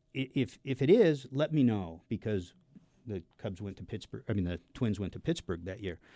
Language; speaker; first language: English; native; English